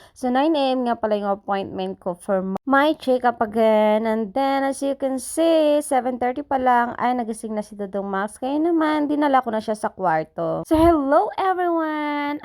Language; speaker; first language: Filipino; native; Filipino